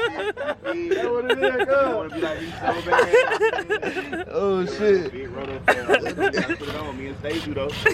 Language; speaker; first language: English; native; English